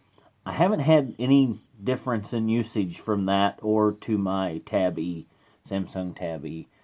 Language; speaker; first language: English; native; English